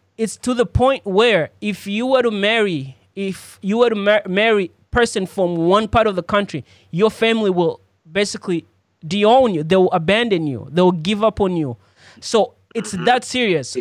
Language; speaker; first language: English; non-native, local second language; Ganda